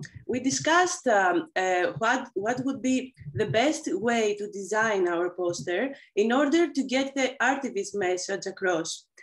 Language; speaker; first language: English; non-native, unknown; Greek